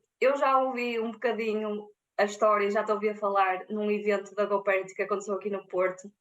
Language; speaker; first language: Portuguese; native; Portuguese